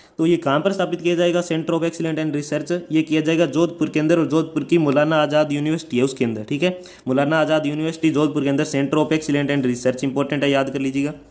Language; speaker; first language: Hindi; native; Hindi